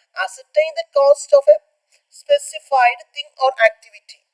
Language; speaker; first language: English; non-native, local second language; Malayalam